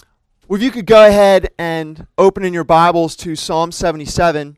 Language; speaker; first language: English; native; English